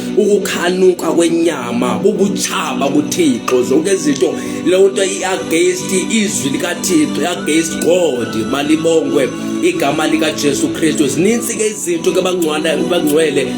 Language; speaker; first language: Zulu; non-native, local second language; Xhosa